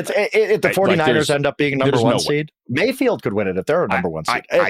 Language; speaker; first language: English; native; English